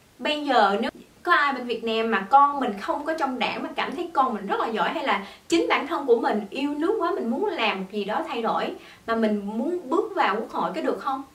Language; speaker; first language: Vietnamese; early bilingual, heritage; Vietnamese